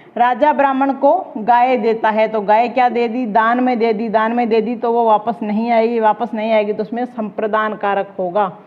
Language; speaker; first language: Hindi; native; Hindi